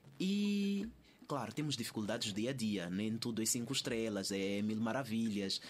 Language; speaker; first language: Portuguese; native; Portuguese